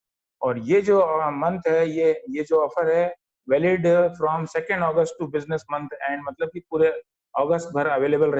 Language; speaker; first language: Hindi; native; Hindi